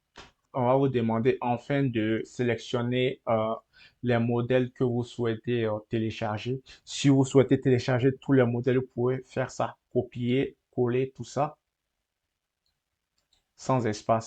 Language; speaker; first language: French; native; French